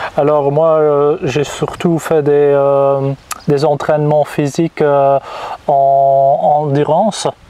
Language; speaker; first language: French; non-native, local second language; Dutch